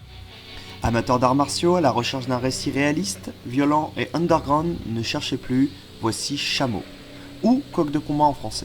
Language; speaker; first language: French; native; French